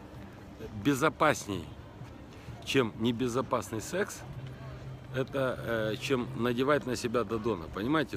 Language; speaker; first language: Russian; native; Russian